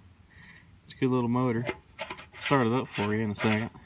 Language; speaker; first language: English; native; English